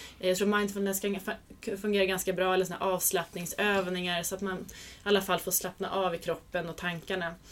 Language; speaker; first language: Swedish; native; Swedish